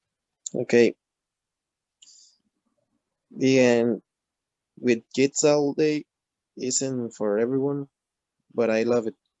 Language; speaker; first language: English; non-native, learner; Spanish